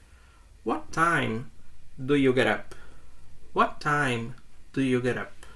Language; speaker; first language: English; non-native, fluent; Portuguese